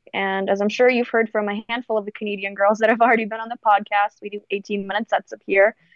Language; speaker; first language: English; native; English